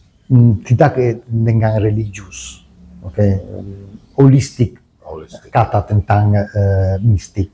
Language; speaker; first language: Indonesian; non-native, learner; Italian